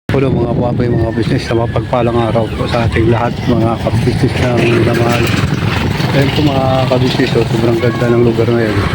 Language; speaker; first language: Filipino; native; Filipino